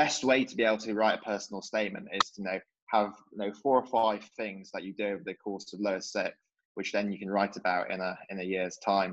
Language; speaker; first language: English; native; English